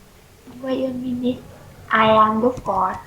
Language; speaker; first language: English; non-native, learner; Vietnamese